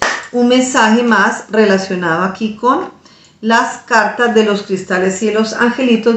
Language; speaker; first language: Spanish; native; Spanish